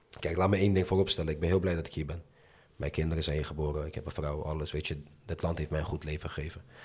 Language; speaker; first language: Dutch; early bilingual, other home language; Azerbaijani